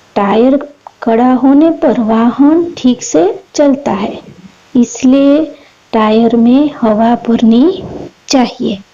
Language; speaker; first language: Hindi; non-native, local second language; Gujarati